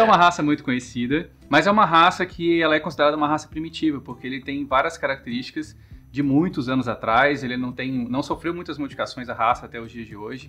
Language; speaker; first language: Portuguese; native; Portuguese